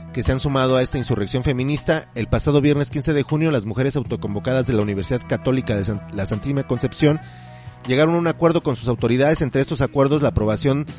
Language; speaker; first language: Spanish; native; Spanish